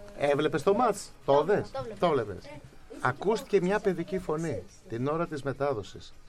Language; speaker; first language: Greek; native; Greek